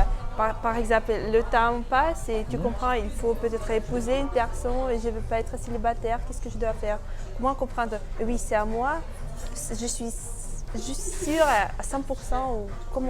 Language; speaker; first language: French; non-native, fluent; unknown